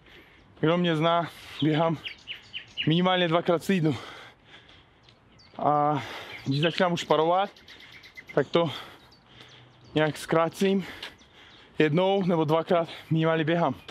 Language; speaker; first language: Czech; non-native, fluent; Uzbek